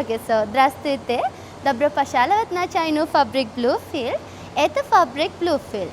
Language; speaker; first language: Russian; non-native, learner; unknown